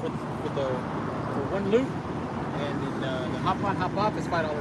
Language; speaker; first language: English; native; English